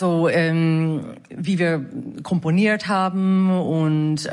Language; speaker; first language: German; non-native, fluent; English